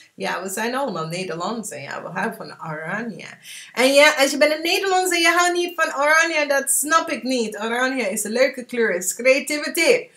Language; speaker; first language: Dutch; early bilingual, heritage; English